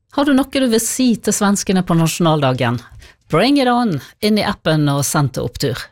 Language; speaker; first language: Norwegian; native; Norwegian